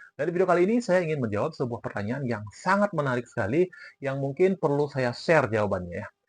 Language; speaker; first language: Indonesian; native; Indonesian